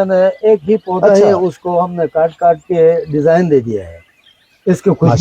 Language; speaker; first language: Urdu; non-native, local second language; Shina